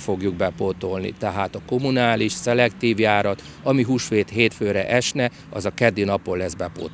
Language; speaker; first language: Hungarian; native; Hungarian